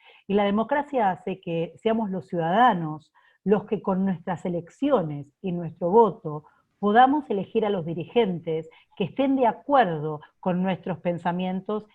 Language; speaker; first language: Spanish; native; Spanish